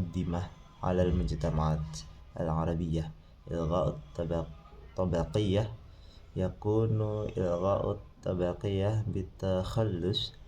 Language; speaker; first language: Arabic; non-native, learner; Indonesian